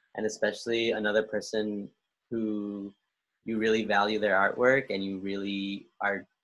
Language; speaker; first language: English; early bilingual, other home language; Spanish